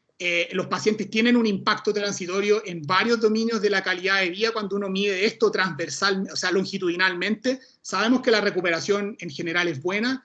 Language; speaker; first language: Spanish; native; Spanish